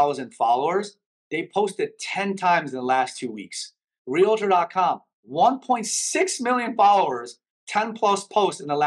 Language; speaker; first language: English; early bilingual, other home language; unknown